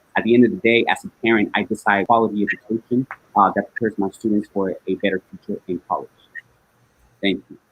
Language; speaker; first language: English; early bilingual, other home language; Spanish